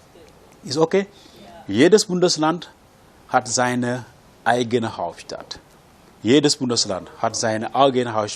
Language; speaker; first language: German; non-native, fluent; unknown